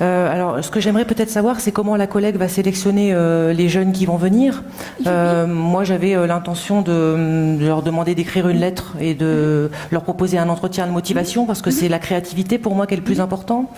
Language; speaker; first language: French; native; French